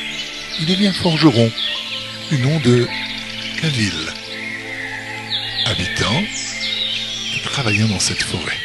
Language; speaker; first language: French; native; French